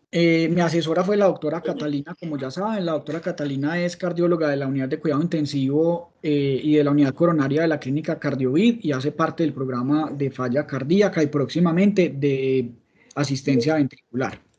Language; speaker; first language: Spanish; native; Spanish